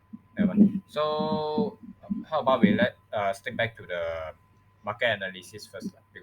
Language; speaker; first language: English; non-native, local second language; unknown